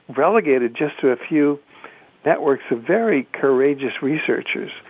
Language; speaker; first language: English; early bilingual, other home language; Spanish